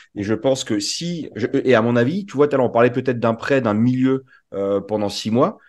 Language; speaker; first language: French; native; French